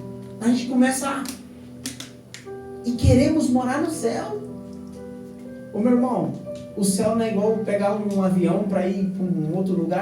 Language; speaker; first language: Portuguese; native; Portuguese